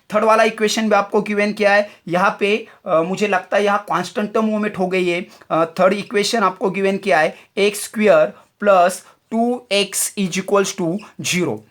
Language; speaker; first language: Hindi; non-native, local second language; Marathi